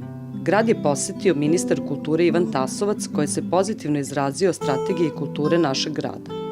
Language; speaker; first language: Serbian; native; Serbian